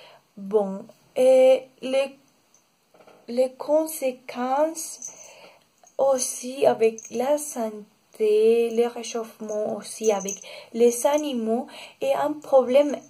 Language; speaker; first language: French; non-native, learner; Spanish